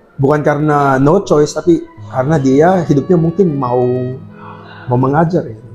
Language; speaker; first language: Indonesian; non-native, fluent; Filipino